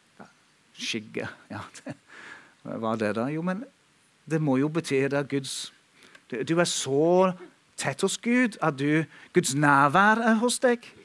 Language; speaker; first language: Norwegian; non-native, fluent; English